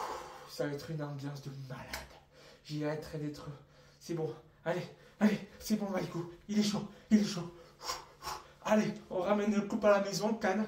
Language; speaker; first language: French; native; French